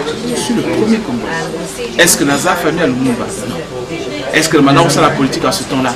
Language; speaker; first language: French; non-native, local second language; Lingala